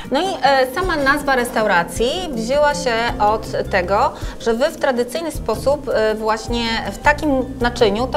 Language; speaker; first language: Polish; native; Polish